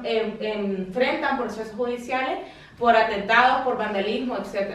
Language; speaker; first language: Spanish; native; Spanish